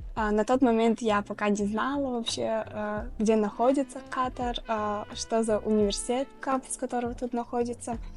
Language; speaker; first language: Russian; non-native, local second language; Tajik